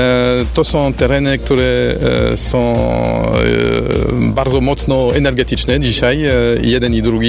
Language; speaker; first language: Polish; non-native, learner; French